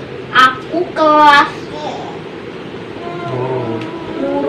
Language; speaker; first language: Indonesian; early bilingual, heritage; Indonesian